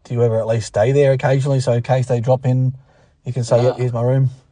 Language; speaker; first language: English; native; English